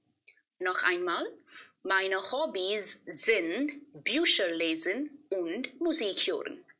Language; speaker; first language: German; non-native, fluent; Hindi